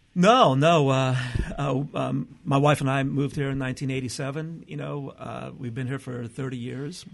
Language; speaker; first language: English; early bilingual, other home language; Portuguese